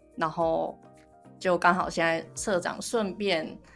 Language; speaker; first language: Chinese; non-native, local second language; Cantonese